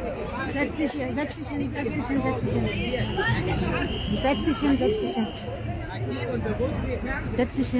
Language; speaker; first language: German; native; German